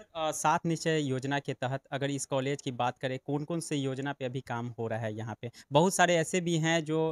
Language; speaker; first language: Hindi; native; Hindi